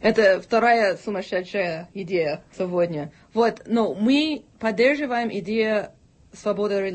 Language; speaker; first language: Russian; non-native, fluent; English